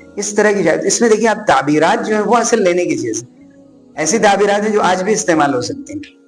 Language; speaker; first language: Urdu; native; Urdu